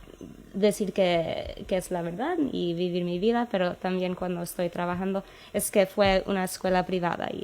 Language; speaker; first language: Spanish; non-native, fluent; English